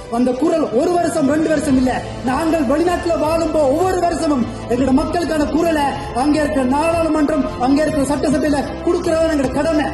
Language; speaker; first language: Tamil; early bilingual, heritage; Tamil